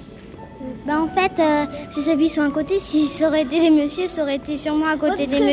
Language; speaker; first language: French; native; French